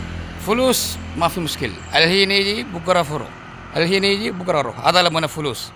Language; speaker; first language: Arabic; non-native, learner; Malayalam